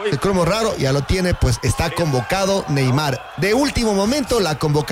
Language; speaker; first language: Spanish; native; Spanish